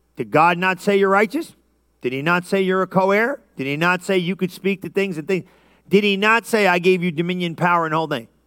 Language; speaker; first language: English; native; English